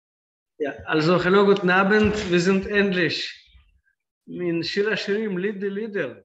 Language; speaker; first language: German; non-native, fluent; Russian